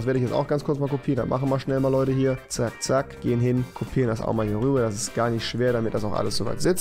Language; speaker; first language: German; native; German